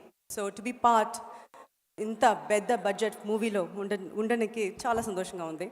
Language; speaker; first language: Telugu; non-native, learner; Tamil